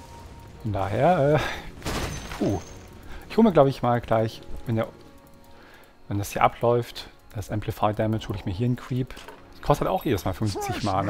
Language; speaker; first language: German; native; German